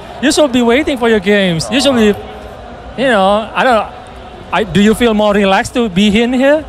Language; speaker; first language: English; non-native, fluent; Indonesian